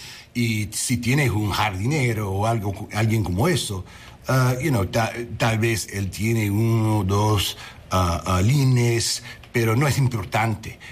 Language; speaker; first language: Spanish; non-native, learner; English